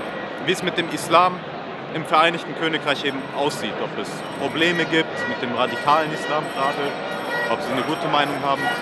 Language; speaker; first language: German; native; German